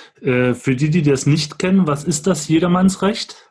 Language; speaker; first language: German; native; German